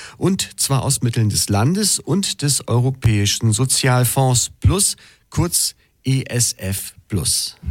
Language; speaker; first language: German; native; German